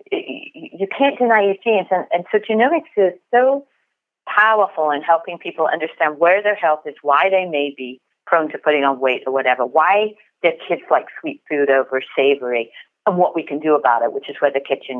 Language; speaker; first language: English; native; English